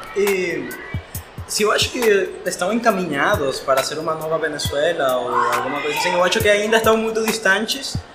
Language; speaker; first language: Portuguese; non-native, fluent; Spanish